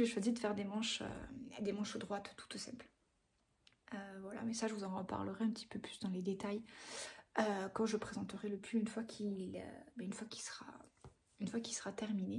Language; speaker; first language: French; native; French